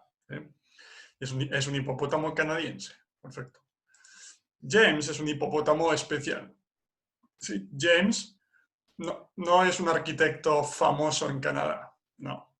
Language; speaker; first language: Spanish; non-native, fluent; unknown